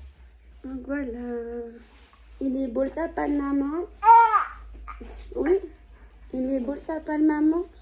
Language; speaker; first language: French; native; French